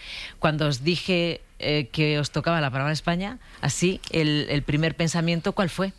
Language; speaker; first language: Spanish; native; Spanish